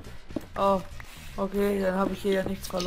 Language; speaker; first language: German; native; German